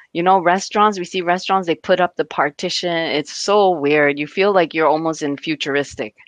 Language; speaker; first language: English; native; English